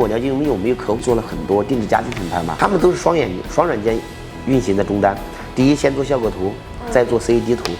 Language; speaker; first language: Chinese; native; Chinese